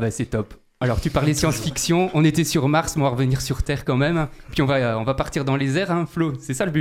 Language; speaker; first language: French; native; French